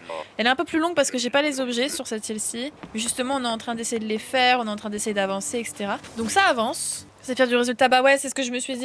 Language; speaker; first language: French; native; French